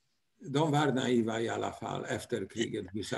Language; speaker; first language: Swedish; non-native, fluent; Polish